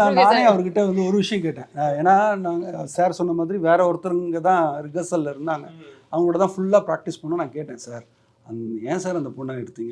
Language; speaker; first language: Tamil; native; Tamil